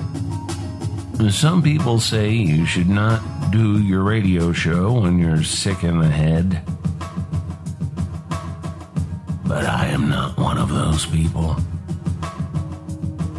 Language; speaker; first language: English; native; English